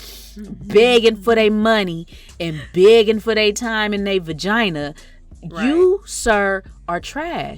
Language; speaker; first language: English; native; English